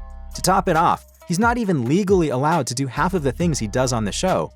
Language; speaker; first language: English; native; English